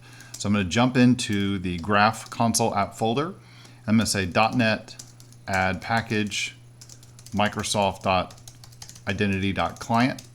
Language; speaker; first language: English; native; English